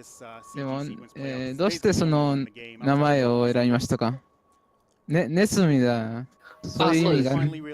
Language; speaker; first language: Japanese; non-native, learner; Spanish